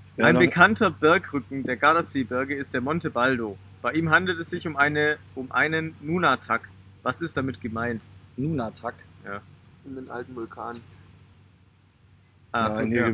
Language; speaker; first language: German; native; German